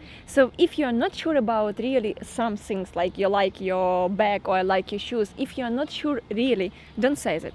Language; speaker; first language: English; non-native, fluent; Russian